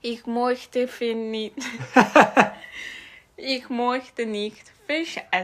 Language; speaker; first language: German; non-native, learner; English